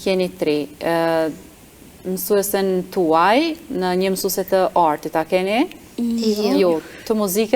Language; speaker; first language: Albanian; native; Albanian